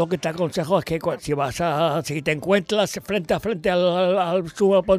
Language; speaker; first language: Spanish; native; Spanish